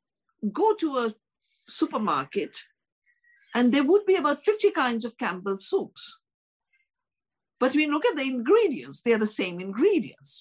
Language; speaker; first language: English; non-native, local second language; Hindi